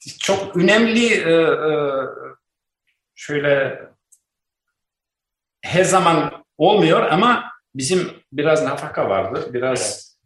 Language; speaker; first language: Turkish; non-native, learner; Albanian